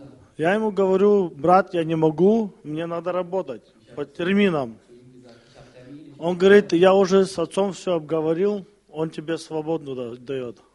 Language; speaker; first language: Russian; early bilingual, other home language; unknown